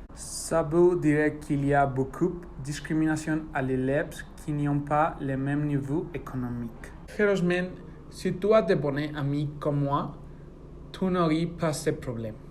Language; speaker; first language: French; non-native, learner; Spanish